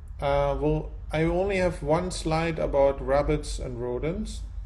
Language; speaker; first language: English; non-native, fluent; German